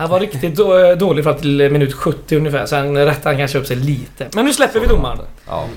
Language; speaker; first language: Swedish; native; Swedish